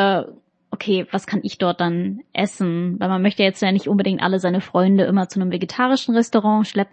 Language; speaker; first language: German; native; German